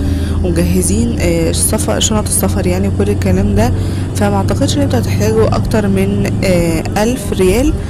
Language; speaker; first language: Arabic; native; Arabic